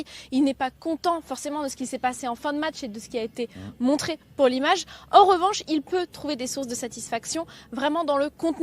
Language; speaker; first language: French; native; French